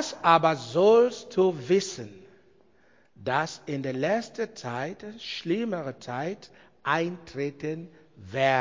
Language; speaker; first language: German; non-native, learner; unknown